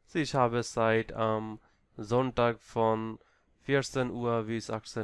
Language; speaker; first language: German; non-native, learner; Bangla